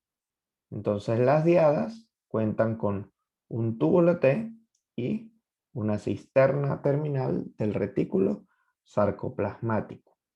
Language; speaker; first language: Spanish; native; Spanish